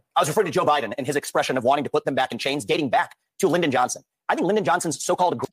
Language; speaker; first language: English; early bilingual, other home language; Hindi